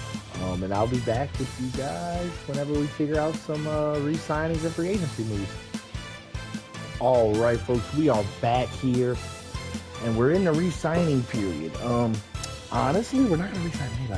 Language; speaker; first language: English; native; English